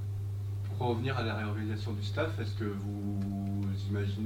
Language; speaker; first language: French; native; French